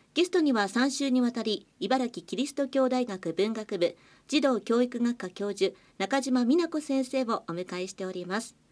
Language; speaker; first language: Japanese; native; Japanese